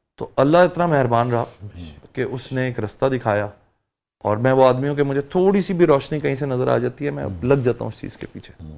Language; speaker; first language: Urdu; early bilingual, heritage; Urdu